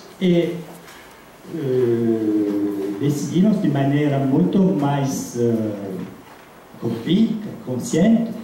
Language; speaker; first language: Portuguese; non-native, fluent; Italian